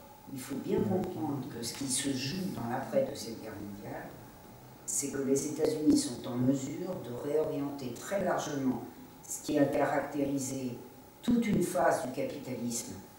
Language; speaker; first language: French; native; French